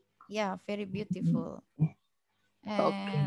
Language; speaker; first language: English; non-native, learner; Indonesian